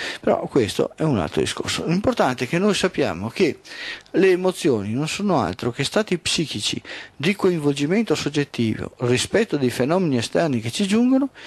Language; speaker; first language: Italian; native; Italian